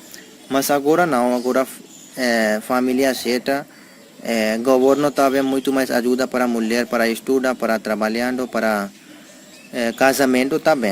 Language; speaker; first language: Portuguese; non-native, learner; Hindi